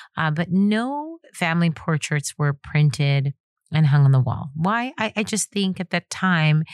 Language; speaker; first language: English; native; English